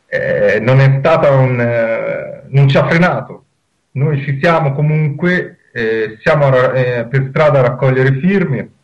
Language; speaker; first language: Italian; native; Italian